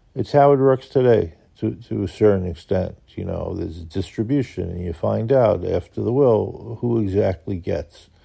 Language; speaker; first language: English; native; English